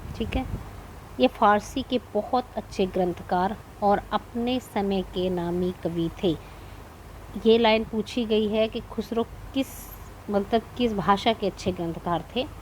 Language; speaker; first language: Hindi; native; Hindi